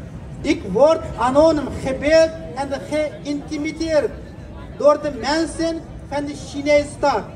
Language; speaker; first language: Dutch; non-native, fluent; Uyghur